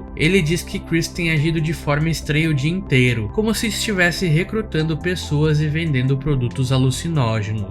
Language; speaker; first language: Portuguese; native; Portuguese